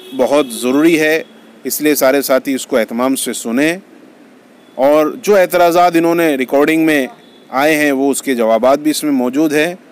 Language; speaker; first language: Urdu; native; Urdu